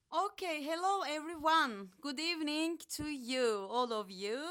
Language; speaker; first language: English; non-native, fluent; Turkish